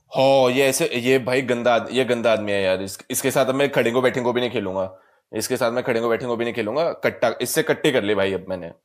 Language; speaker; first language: Hindi; native; Hindi